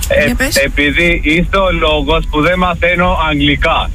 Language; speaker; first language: Greek; non-native, fluent; Albanian